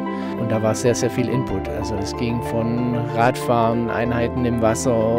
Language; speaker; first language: German; native; German